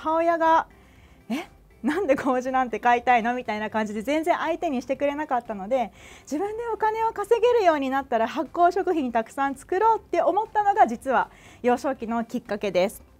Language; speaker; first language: Japanese; native; Japanese